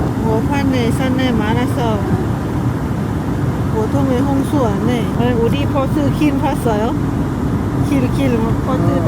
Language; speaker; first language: Korean; non-native, learner; Lao